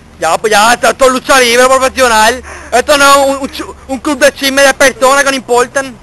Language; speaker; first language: Spanish; native; Spanish